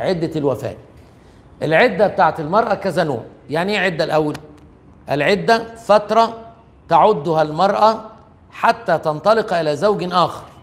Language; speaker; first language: Arabic; native; Arabic